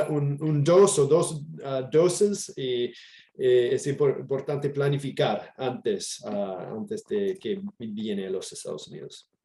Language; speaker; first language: Spanish; non-native, fluent; English